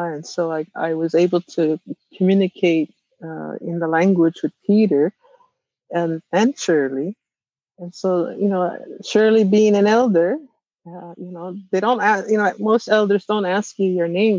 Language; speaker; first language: English; non-native, fluent; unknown